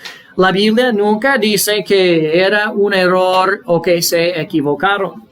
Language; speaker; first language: Spanish; non-native, fluent; English